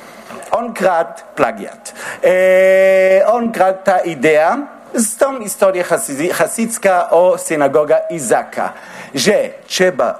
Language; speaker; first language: Polish; non-native, learner; Hebrew